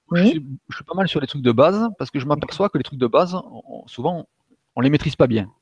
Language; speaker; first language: French; native; French